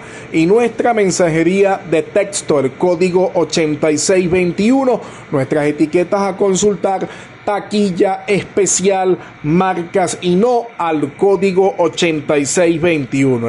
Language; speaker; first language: Spanish; native; Spanish